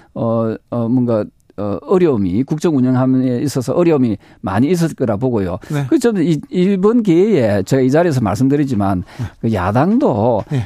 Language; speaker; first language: Korean; native; Korean